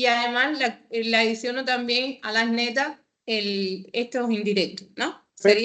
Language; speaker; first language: Spanish; native; Spanish